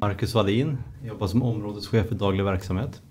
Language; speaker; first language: Swedish; native; Swedish